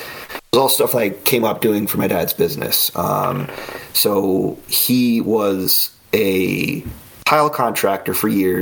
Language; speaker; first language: English; native; English